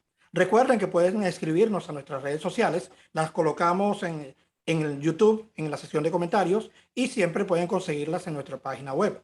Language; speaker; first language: Spanish; native; Spanish